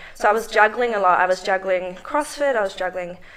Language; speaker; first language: English; native; English